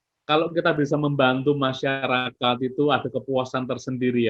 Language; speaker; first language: Indonesian; native; Indonesian